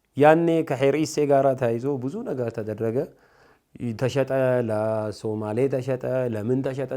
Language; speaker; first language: Amharic; non-native, local second language; Oromo